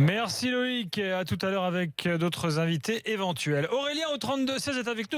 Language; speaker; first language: French; native; French